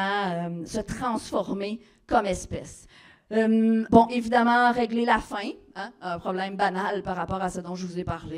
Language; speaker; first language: French; native; French